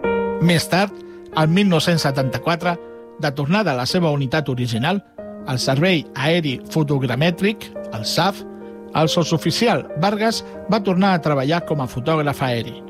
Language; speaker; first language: Catalan; native; Catalan